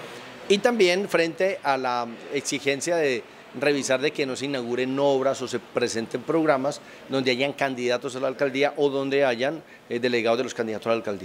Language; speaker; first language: Spanish; native; Spanish